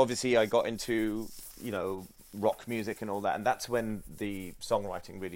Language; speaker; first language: English; non-native, local second language; Sinhala